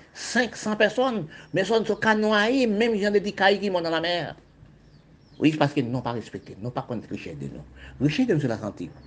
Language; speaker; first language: French; non-native, local second language; Haitian Creole